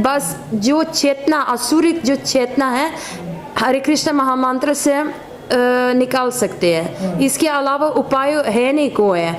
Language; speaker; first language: Hindi; non-native, fluent; Ukrainian